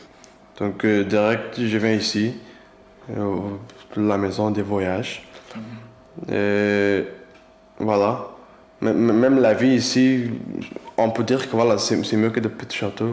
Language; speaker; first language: French; non-native, learner; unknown